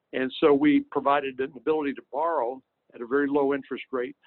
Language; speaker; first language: English; native; English